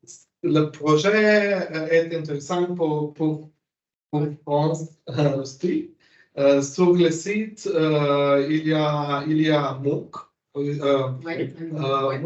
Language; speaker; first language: French; non-native, learner; Slovenian